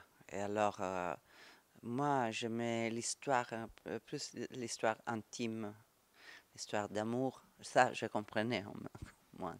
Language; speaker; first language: French; non-native, fluent; Italian